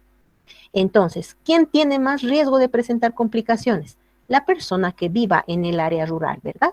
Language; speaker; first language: Spanish; native; Spanish